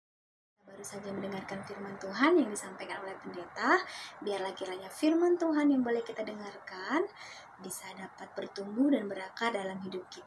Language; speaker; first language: Indonesian; native; Indonesian